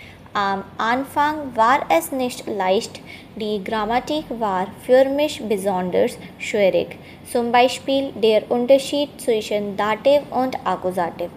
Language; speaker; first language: German; non-native, learner; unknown